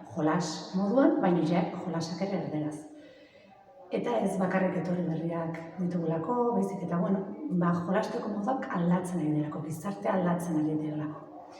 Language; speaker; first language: Basque; native; Basque